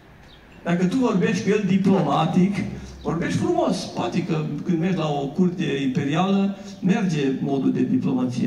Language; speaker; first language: Romanian; native; Romanian